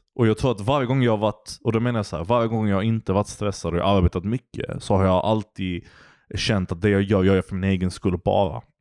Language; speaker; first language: Swedish; native; Swedish